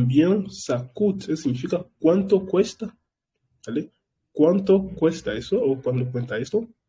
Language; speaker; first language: Spanish; non-native, fluent; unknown